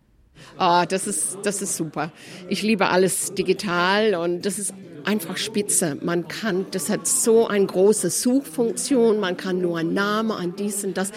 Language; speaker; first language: German; early bilingual, heritage; German